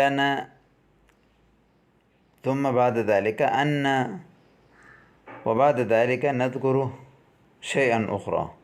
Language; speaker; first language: Arabic; non-native, fluent; Urdu